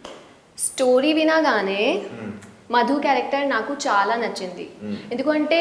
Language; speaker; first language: Telugu; non-native, learner; Hindi